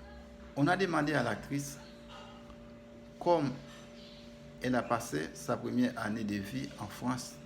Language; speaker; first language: French; non-native, learner; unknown